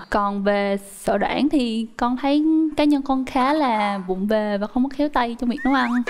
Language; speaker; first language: Vietnamese; native; Vietnamese